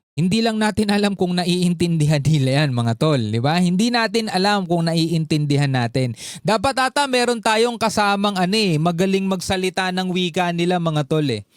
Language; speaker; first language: Filipino; native; Filipino